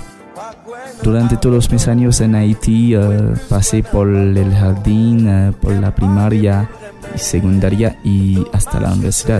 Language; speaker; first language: Spanish; non-native, fluent; Haitian Creole